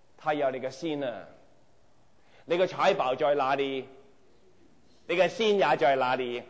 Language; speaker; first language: Chinese; non-native, local second language; Cantonese